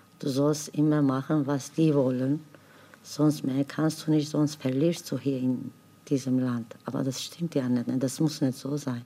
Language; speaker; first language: German; non-native, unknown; Kurdish